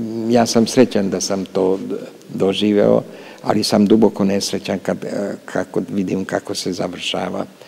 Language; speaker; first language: Serbian; non-native, local second language; Hungarian